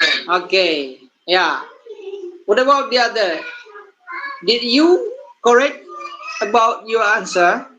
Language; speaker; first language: English; non-native, learner; Indonesian